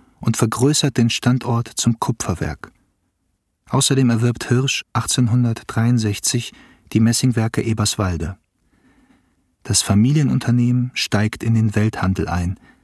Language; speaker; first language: German; native; German